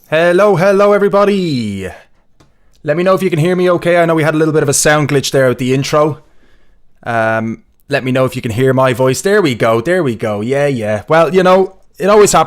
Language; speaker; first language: English; native; English